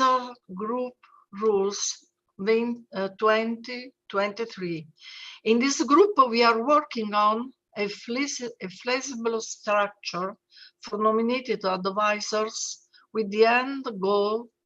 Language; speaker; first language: English; non-native, fluent; Italian